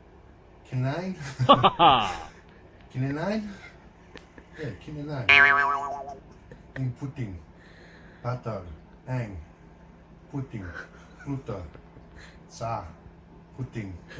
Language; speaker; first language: Filipino; non-native, learner; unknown